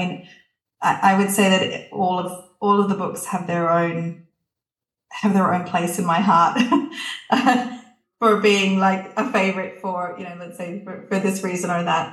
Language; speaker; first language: English; native; English